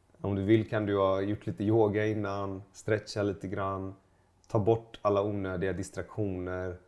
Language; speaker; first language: Swedish; native; Swedish